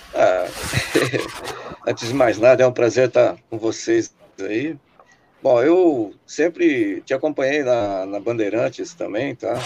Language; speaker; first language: Portuguese; native; Portuguese